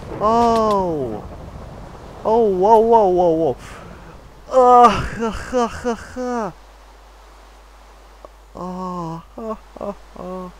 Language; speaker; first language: Ukrainian; native; Ukrainian